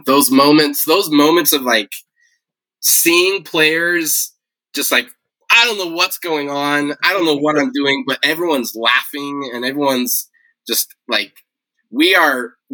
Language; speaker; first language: English; native; English